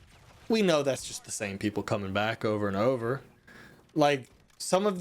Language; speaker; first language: English; native; English